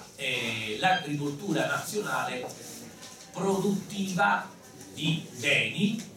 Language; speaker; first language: Italian; native; Italian